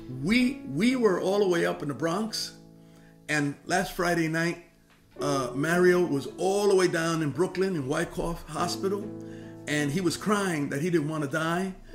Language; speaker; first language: English; early bilingual, other home language; Spanish